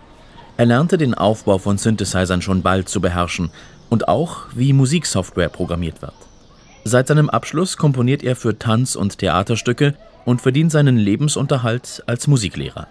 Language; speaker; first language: German; native; German